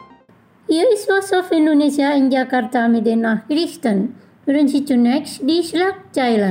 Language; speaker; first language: German; non-native, fluent; Indonesian